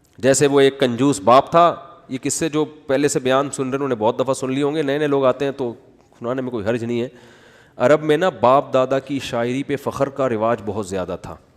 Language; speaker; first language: Urdu; native; Urdu